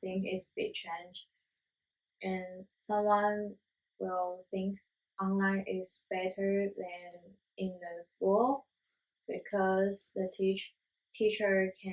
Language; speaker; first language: English; non-native, learner; Chinese